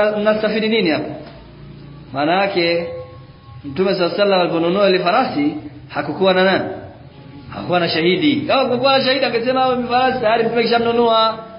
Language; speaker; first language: Swahili; native; Swahili